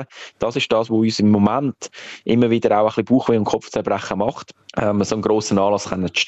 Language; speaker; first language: German; native; German